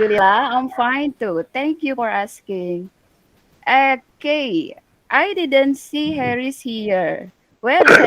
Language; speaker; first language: English; non-native, learner; Indonesian